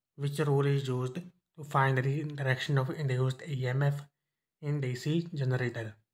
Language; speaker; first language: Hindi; non-native, local second language; Punjabi